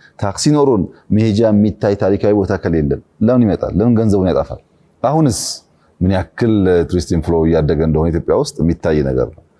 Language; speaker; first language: Amharic; non-native, local second language; Oromo